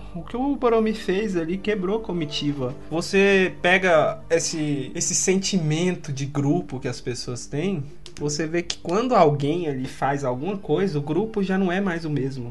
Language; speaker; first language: Portuguese; native; Portuguese